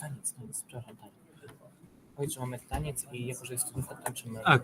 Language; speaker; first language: Polish; non-native, fluent; Ukrainian